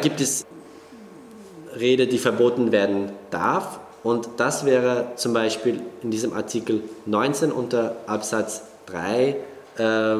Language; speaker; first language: German; non-native, fluent; English